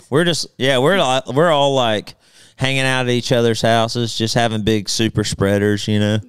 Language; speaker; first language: English; native; English